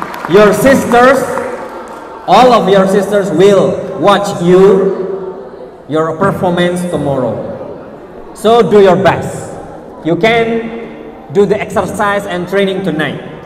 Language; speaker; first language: English; non-native, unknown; Indonesian